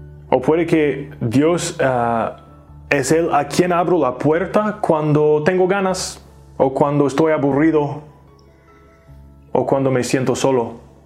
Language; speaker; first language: Spanish; native; Spanish